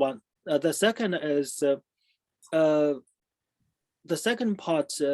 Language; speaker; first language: English; non-native, fluent; Chinese